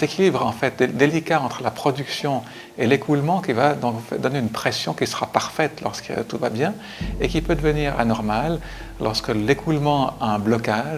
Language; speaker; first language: French; native; French